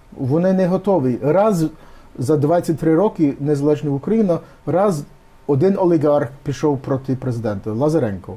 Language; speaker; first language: Ukrainian; early bilingual, heritage; Ukrainian